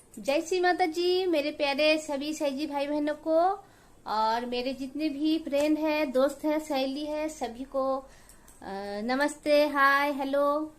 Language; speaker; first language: Hindi; non-native, local second language; Bangla